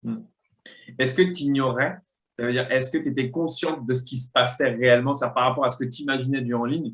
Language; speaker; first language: French; native; French